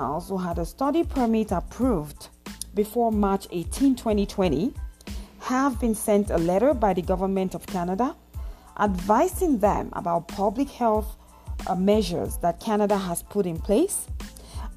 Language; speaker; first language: English; non-native, local second language; Yoruba